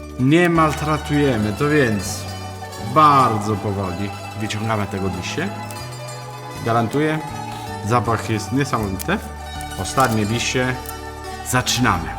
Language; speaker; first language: Polish; non-native, learner; Italian